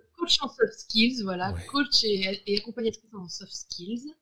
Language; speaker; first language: French; native; French